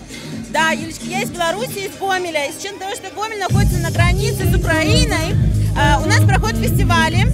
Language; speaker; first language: Russian; native; Russian